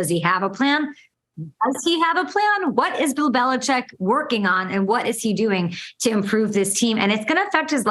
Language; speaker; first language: English; native; English